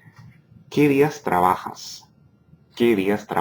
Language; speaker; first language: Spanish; non-native, fluent; English